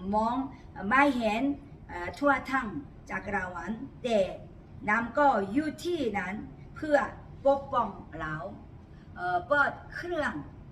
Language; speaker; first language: Thai; non-native, learner; Korean